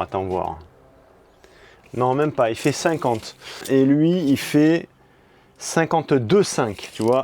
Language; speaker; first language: French; native; French